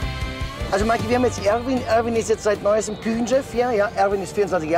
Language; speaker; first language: German; native; German